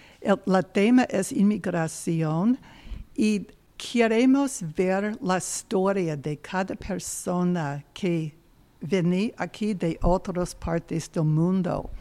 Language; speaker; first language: Spanish; non-native, learner; English